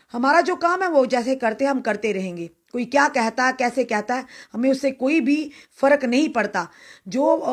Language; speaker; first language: Hindi; native; Hindi